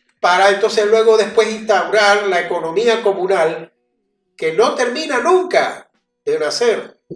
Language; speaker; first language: Spanish; native; Spanish